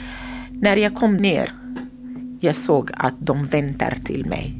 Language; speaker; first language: Swedish; non-native, learner; Arabic